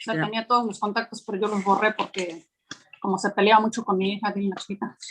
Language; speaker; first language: Spanish; native; Spanish